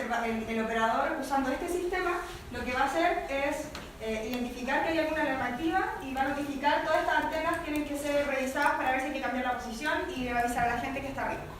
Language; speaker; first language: Spanish; native; Spanish